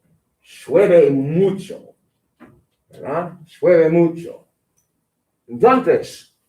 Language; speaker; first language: Spanish; non-native, fluent; English